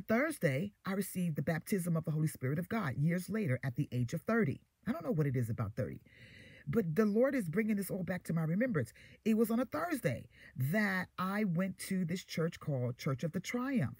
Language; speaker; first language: English; native; English